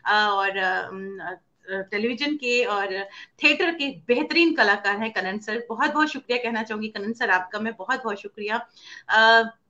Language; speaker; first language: Hindi; native; Hindi